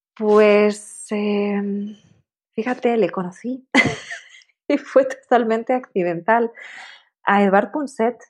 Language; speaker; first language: Spanish; native; Spanish